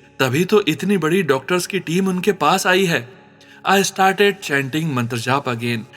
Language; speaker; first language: Hindi; native; Hindi